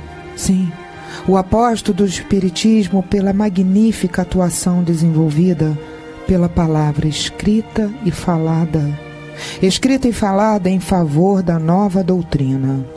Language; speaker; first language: Portuguese; native; Portuguese